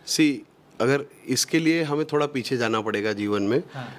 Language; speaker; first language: Hindi; non-native, local second language; Gujarati